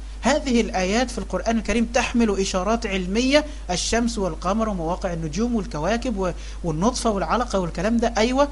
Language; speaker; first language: Arabic; native; Arabic